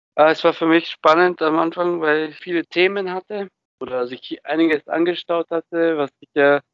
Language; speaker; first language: German; early bilingual, other home language; Bulgarian